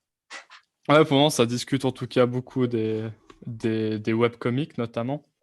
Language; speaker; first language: French; native; French